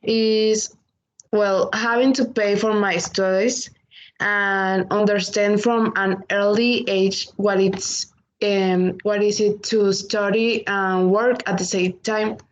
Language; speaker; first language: English; non-native, learner; Spanish